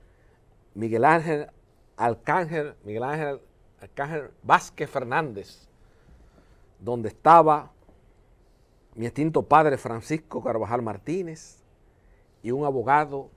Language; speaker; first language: Spanish; native; Spanish